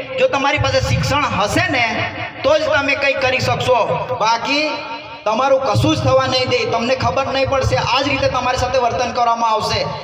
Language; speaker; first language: Gujarati; non-native, local second language; Bhili